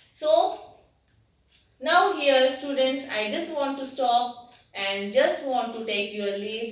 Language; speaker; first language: English; non-native, local second language; Marathi